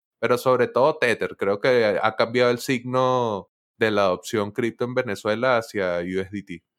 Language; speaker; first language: Spanish; native; Spanish